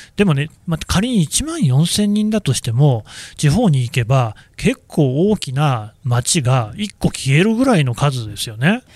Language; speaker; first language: Japanese; native; Japanese